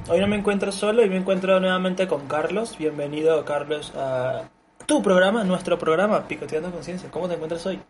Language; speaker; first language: Spanish; native; Spanish